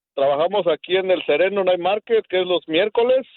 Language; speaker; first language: Spanish; native; Spanish